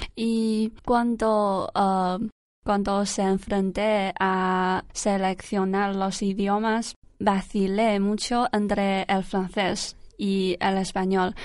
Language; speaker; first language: Spanish; non-native, learner; Chinese